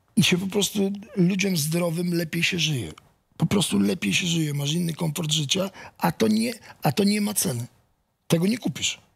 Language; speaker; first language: Polish; native; Polish